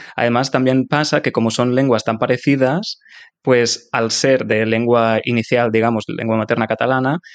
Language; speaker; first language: Spanish; native; Spanish